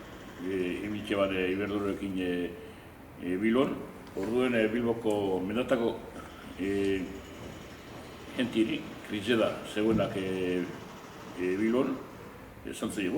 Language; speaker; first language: Basque; native; Basque